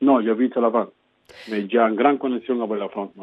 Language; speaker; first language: French; non-native, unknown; Spanish